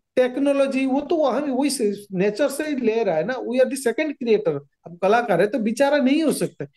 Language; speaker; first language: Hindi; non-native, local second language; Odia